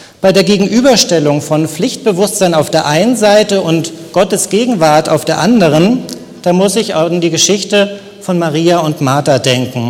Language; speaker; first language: German; native; German